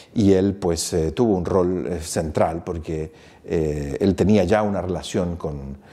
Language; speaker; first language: Spanish; native; Spanish